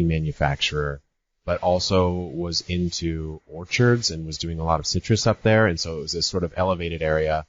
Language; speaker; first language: English; native; English